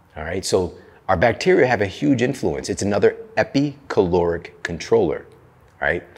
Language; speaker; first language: English; native; English